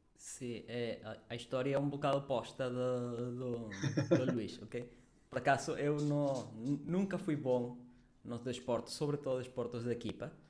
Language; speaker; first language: Portuguese; non-native, fluent; Spanish